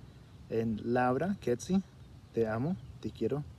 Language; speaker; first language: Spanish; early bilingual, heritage; Spanish